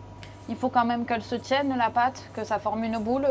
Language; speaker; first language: French; native; French